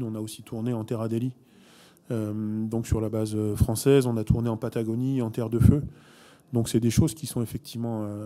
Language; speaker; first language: French; native; French